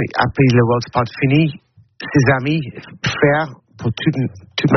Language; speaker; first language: French; non-native, learner; English